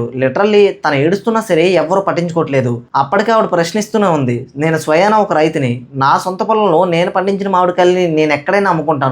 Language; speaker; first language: Telugu; native; Telugu